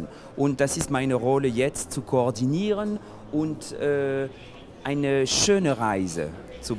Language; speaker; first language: German; non-native, fluent; French